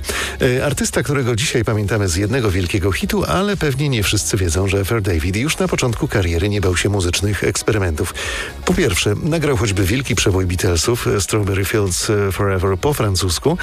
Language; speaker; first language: Polish; native; Polish